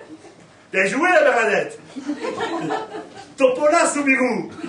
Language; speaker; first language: French; native; French